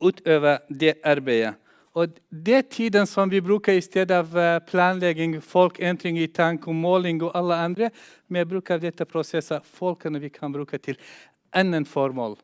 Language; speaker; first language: Norwegian; non-native, fluent; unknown